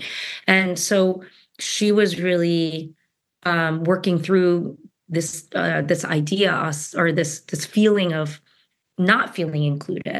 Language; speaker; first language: English; native; English